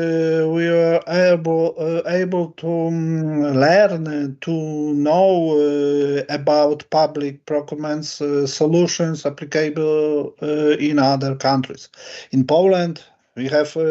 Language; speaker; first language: English; non-native, learner; Polish